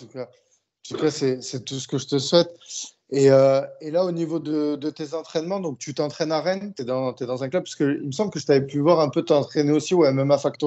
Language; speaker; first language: French; native; French